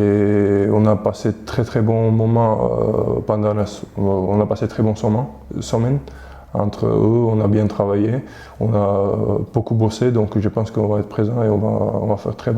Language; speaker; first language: French; non-native, fluent; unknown